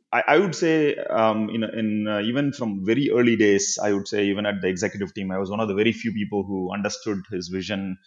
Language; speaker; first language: English; non-native, local second language; Tamil